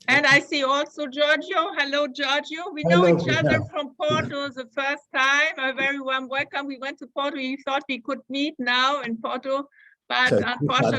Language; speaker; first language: English; non-native, fluent; German